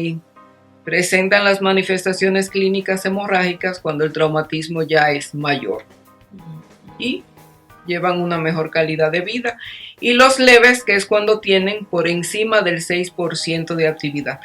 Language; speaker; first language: Spanish; native; Spanish